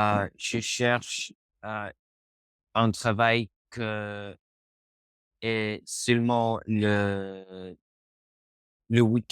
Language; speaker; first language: French; non-native, learner; Spanish